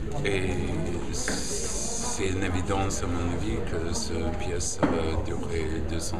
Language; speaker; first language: French; non-native, fluent; English